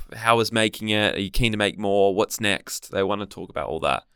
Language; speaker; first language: English; native; English